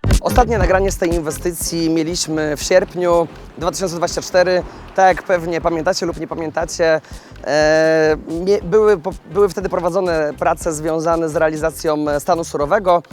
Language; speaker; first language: Polish; native; Polish